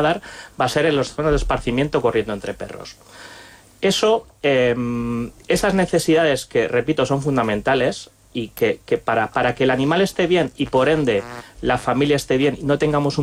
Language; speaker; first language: Spanish; native; Spanish